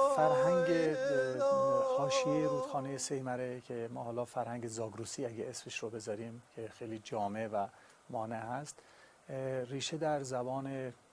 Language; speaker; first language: Persian; non-native, local second language; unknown